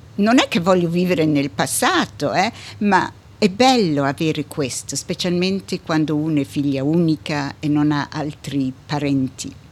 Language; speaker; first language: Italian; early bilingual, heritage; Italian